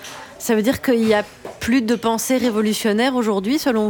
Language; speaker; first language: French; native; French